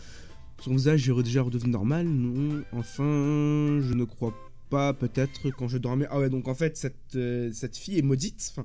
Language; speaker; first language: French; native; French